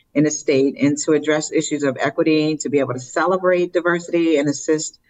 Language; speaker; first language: English; native; English